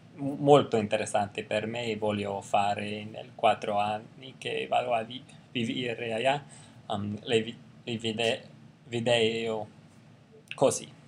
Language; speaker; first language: Italian; non-native, learner; English